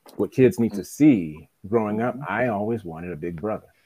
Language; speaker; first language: English; native; English